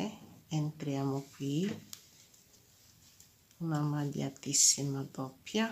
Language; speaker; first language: Italian; non-native, fluent; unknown